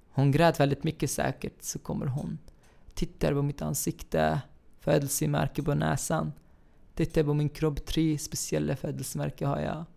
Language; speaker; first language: Swedish; non-native, fluent; Arabic